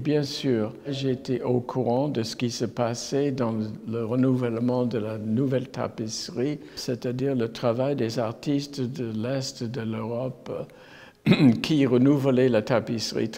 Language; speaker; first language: French; non-native, fluent; English